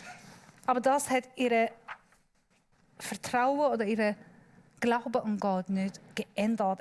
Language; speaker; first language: German; non-native, learner; Persian